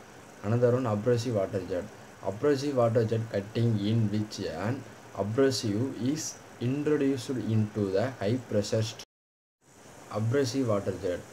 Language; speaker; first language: English; non-native, local second language; Tamil